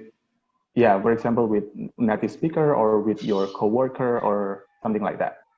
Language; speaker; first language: English; non-native, local second language; Indonesian